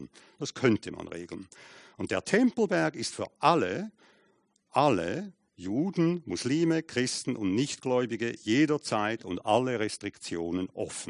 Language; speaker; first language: German; native; German